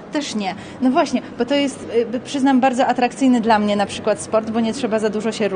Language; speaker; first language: Polish; native; Polish